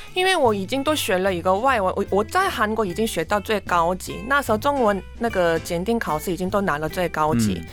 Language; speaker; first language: Chinese; non-native, fluent; Korean